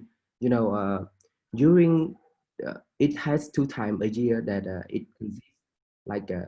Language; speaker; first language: English; non-native, fluent; Khmer